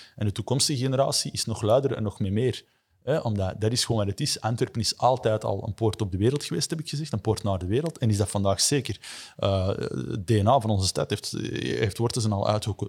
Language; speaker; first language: Dutch; native; Dutch